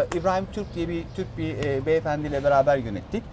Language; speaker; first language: Turkish; native; Turkish